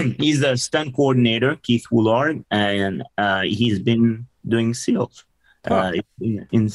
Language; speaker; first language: English; non-native, fluent; French